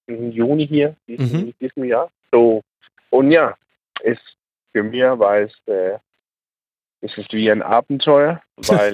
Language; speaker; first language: German; non-native, learner; Danish